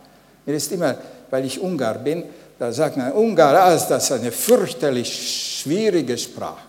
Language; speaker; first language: German; non-native, fluent; Hungarian